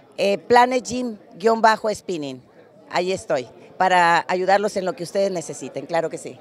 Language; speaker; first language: Spanish; native; Spanish